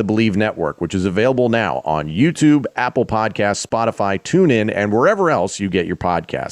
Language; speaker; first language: English; native; English